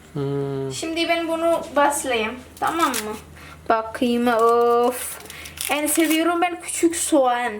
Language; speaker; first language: Turkish; non-native, learner; Indonesian